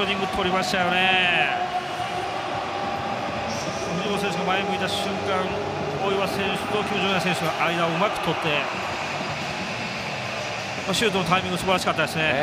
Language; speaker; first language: Japanese; native; Japanese